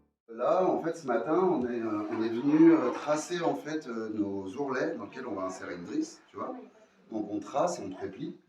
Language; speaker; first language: French; native; French